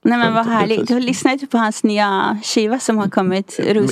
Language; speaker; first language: Swedish; non-native, fluent; Persian